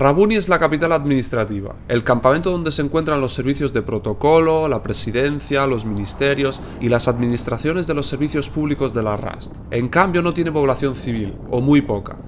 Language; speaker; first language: Spanish; native; Spanish